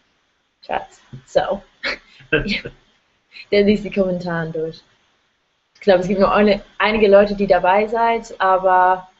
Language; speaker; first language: German; non-native, fluent; English